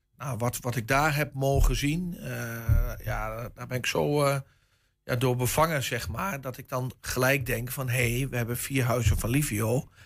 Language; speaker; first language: Dutch; native; Dutch